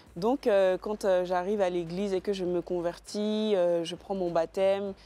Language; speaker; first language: French; native; French